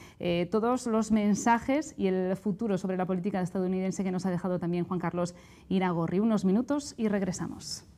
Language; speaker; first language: Spanish; native; Spanish